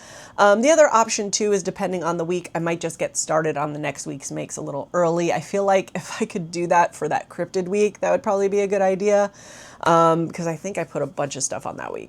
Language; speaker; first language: English; native; English